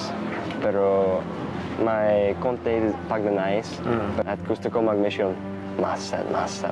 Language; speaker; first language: Filipino; non-native, learner; English